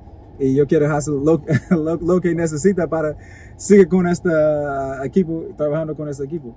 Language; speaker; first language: Spanish; non-native, learner; English